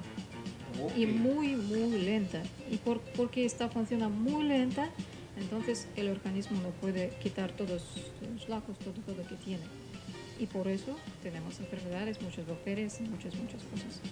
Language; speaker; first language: Spanish; non-native, fluent; Russian